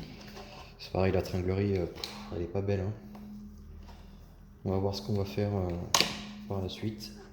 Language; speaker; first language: French; native; French